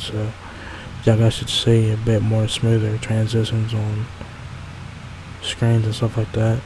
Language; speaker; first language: English; native; English